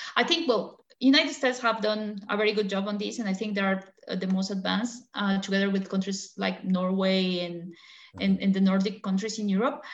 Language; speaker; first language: English; non-native, fluent; Spanish